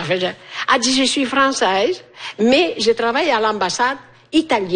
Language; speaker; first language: French; non-native, fluent; Italian